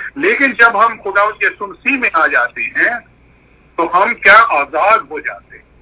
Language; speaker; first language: Urdu; non-native, local second language; Punjabi